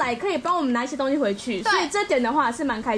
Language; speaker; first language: Chinese; native; Chinese